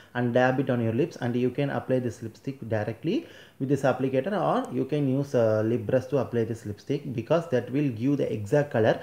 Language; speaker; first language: English; non-native, local second language; Tamil